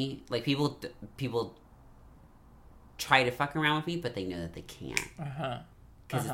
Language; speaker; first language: English; native; English